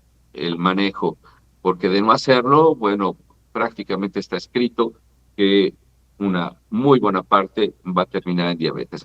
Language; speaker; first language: Spanish; native; Spanish